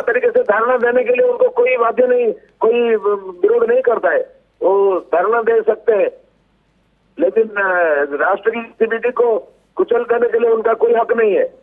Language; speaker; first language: Hindi; native; Hindi